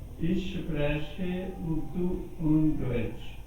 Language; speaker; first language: German; non-native, learner; Urdu